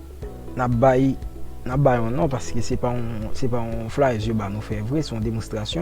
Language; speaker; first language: French; non-native, local second language; Haitian Creole